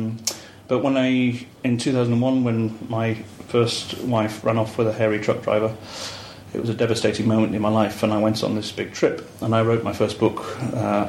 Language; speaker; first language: English; native; English